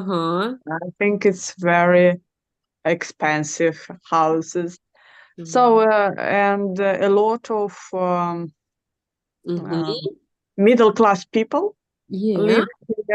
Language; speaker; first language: English; non-native, learner; Russian